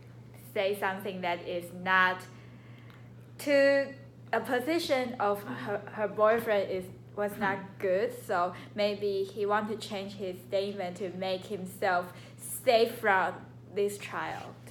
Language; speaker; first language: English; non-native, learner; Chinese